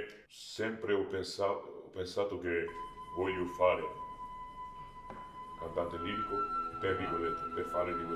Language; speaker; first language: Italian; non-native, learner; Georgian